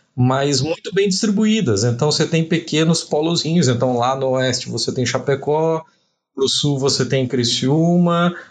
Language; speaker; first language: Portuguese; native; Portuguese